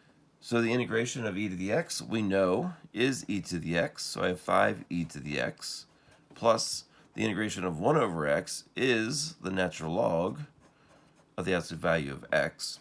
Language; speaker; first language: English; native; English